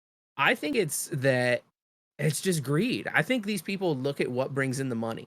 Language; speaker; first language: English; native; English